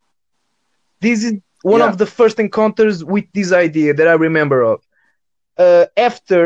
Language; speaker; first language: English; non-native, fluent; Portuguese